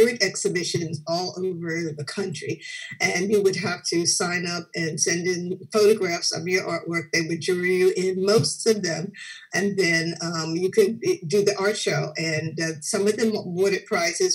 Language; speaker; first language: English; native; English